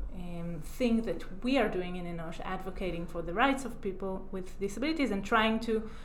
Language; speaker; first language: English; non-native, fluent; Hebrew